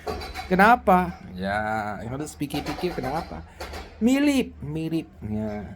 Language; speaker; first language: Indonesian; non-native, learner; Chinese